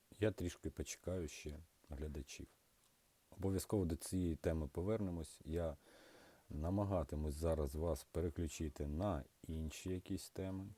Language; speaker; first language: Ukrainian; native; Ukrainian